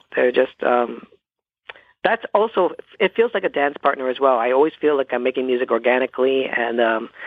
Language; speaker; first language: English; native; English